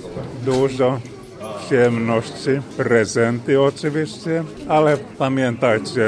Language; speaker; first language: Polish; non-native, learner; Finnish